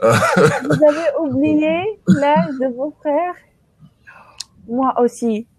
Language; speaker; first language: French; non-native, local second language; Arabic